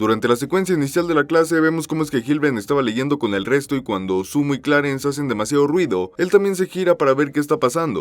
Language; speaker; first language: Spanish; native; Spanish